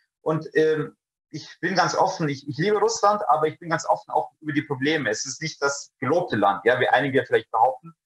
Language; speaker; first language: German; early bilingual, other home language; Russian